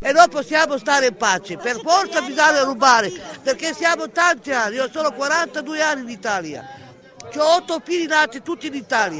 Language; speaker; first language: Italian; non-native, fluent; Romany